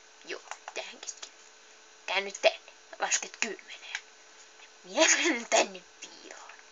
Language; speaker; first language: Finnish; native; Finnish